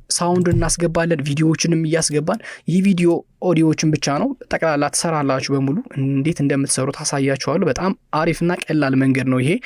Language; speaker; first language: Amharic; native; Amharic